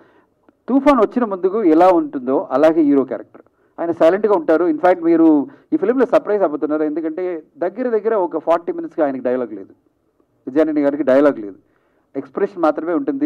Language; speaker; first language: Telugu; non-native, fluent; Tamil